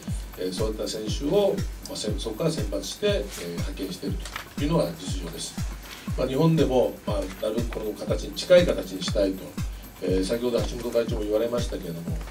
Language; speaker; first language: Japanese; native; Japanese